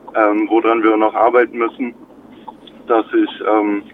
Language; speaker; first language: German; native; German